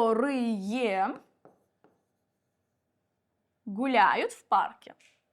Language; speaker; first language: Russian; non-native, local second language; Uzbek